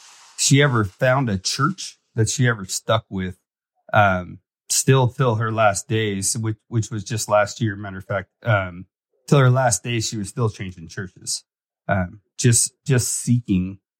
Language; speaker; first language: English; native; English